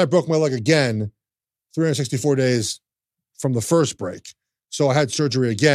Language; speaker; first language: English; native; English